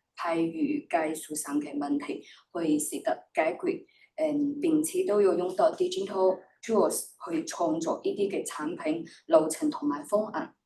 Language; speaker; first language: Cantonese; non-native, fluent; Chinese